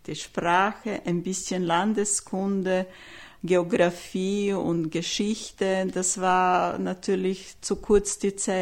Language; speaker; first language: German; non-native, fluent; Serbian